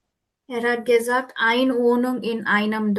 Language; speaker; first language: German; non-native, learner; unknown